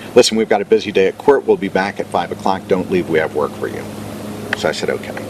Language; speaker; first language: English; native; English